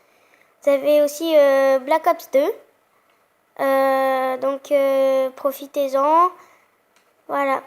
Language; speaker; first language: French; native; French